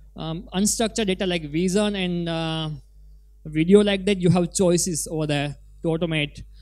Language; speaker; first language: English; non-native, local second language; Gujarati